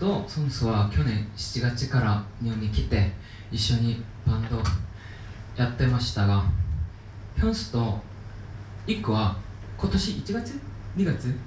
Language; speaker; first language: Japanese; non-native, learner; Korean